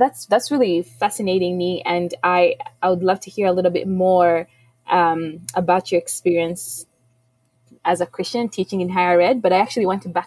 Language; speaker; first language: English; non-native, local second language; Ganda